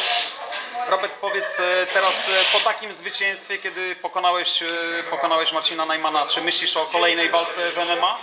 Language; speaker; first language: Polish; native; Polish